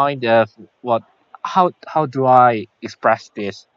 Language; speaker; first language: English; non-native, learner; Korean